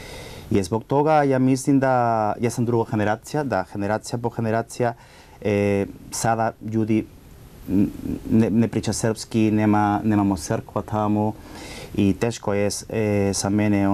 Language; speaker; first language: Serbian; non-native, learner; Spanish